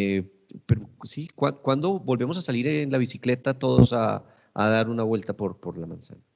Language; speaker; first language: Spanish; native; Spanish